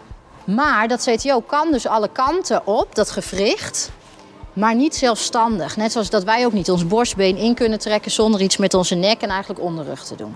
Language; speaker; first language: Dutch; native; Dutch